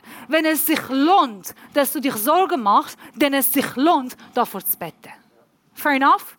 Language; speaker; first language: German; non-native, learner; Persian